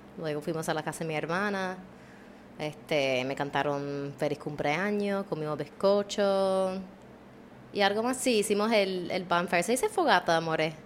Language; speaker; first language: Spanish; non-native, fluent; English